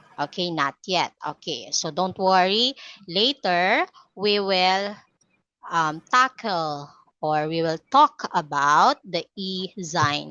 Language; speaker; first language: English; non-native, fluent; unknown